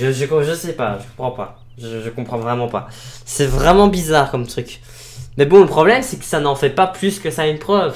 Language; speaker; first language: French; native; French